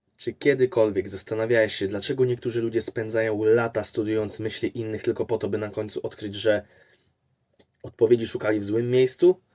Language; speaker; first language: Polish; native; Polish